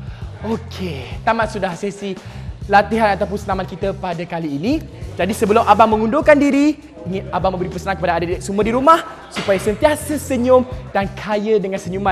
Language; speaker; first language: Malay; native; Malay